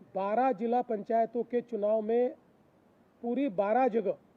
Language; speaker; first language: Hindi; non-native, local second language; Marathi